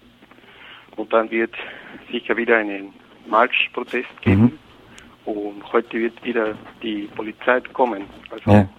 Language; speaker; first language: German; non-native, fluent; Spanish